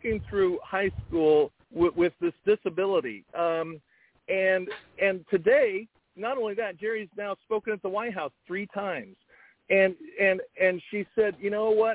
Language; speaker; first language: English; native; English